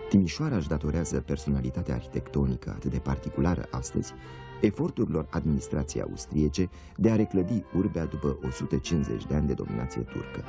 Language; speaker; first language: Romanian; native; Romanian